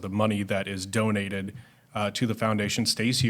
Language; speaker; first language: English; native; English